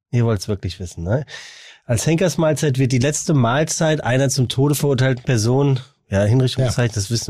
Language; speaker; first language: German; native; German